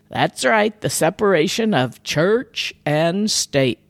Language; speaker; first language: English; native; English